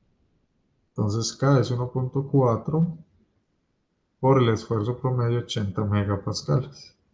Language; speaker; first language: Spanish; native; Spanish